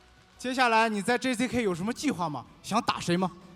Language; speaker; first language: Chinese; native; Chinese